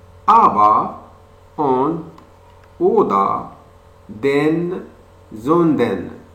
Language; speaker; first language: German; non-native, fluent; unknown